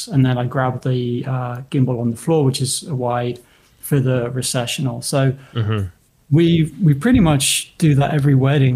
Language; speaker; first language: English; native; English